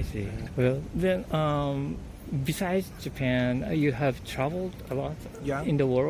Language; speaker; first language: English; non-native, learner; Japanese